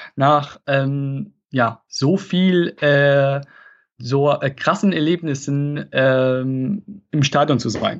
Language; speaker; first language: German; non-native, fluent; Arabic